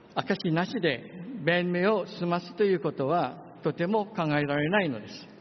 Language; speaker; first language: Japanese; non-native, fluent; English